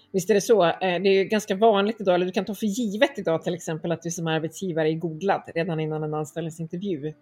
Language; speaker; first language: Swedish; native; Swedish